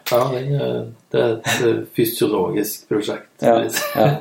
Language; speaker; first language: Norwegian; native; Norwegian